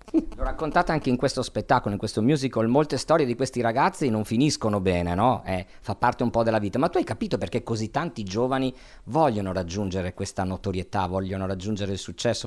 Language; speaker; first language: Italian; native; Italian